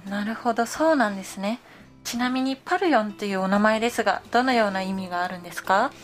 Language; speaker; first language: Japanese; native; Japanese